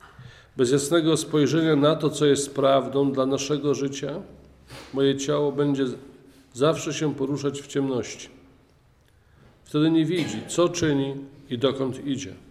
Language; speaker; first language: Polish; native; Polish